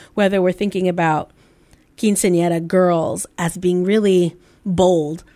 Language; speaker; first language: English; native; English